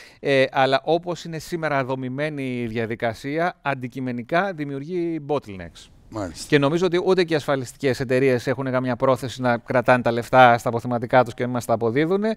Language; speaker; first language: Greek; native; Greek